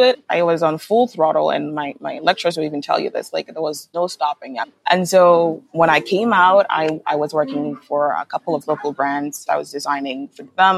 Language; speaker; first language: English; non-native, local second language; Akan